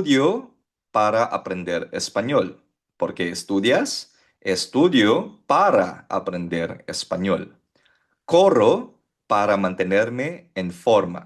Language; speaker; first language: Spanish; non-native, fluent; Filipino